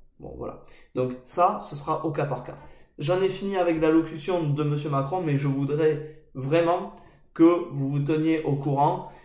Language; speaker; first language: French; native; French